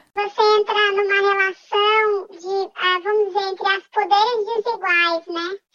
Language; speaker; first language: Portuguese; native; Portuguese